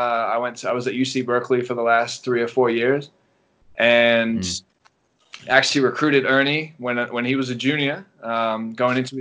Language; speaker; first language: English; native; English